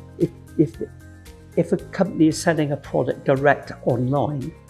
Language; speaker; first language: English; native; English